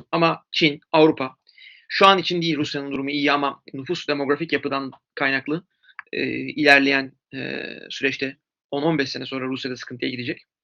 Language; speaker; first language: Turkish; native; Turkish